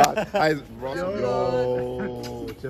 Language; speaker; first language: Romanian; non-native, learner; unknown